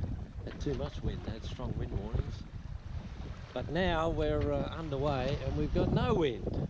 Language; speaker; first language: English; native; English